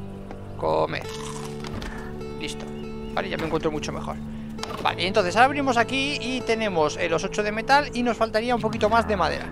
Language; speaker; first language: Spanish; native; Spanish